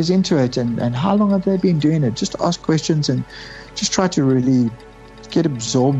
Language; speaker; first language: English; native; English